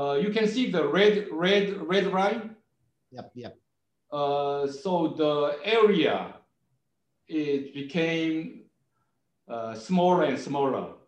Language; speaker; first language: English; non-native, learner; Korean